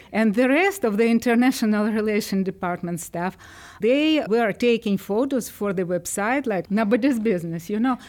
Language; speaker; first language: English; non-native, fluent; Ukrainian